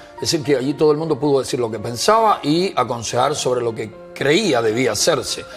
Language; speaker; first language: Spanish; native; Spanish